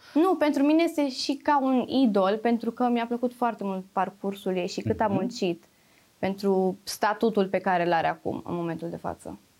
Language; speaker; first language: Romanian; native; Romanian